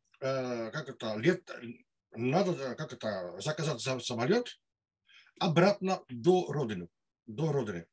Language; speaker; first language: Russian; non-native, learner; Dutch